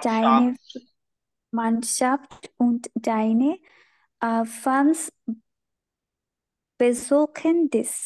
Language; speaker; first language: German; non-native, learner; Bangla